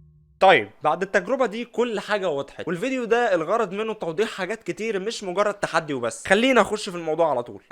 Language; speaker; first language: Arabic; native; Arabic